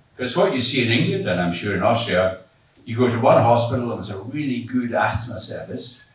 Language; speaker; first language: English; native; English